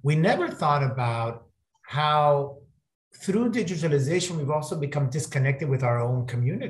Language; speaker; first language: English; native; English